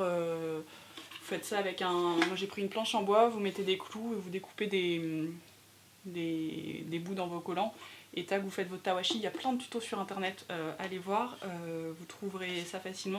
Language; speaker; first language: French; native; French